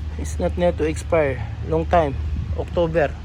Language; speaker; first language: English; non-native, local second language; Filipino